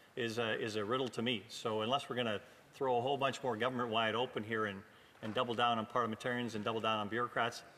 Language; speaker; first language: English; native; English